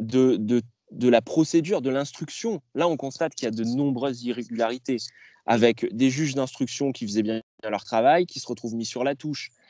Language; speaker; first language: French; native; French